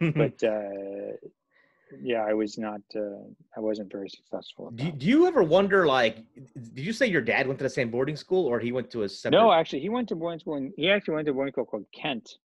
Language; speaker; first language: English; native; English